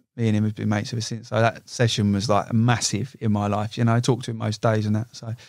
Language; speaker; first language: English; native; English